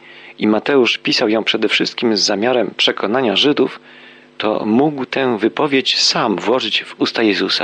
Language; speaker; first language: Polish; native; Polish